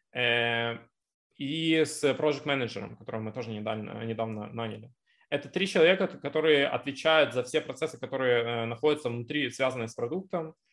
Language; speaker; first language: Russian; native; Russian